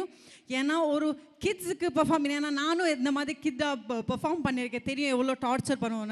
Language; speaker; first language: Tamil; non-native, fluent; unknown